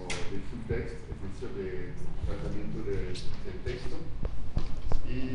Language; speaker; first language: Spanish; non-native, fluent; French